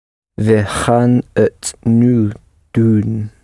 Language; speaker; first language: Dutch; non-native, learner; English